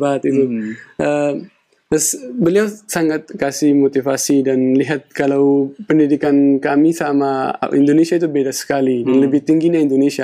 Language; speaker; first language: Indonesian; non-native, fluent; Pashto